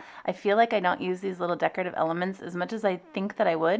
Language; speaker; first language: English; native; English